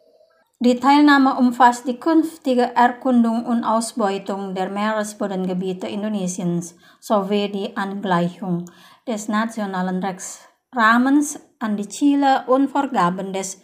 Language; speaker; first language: German; non-native, fluent; Indonesian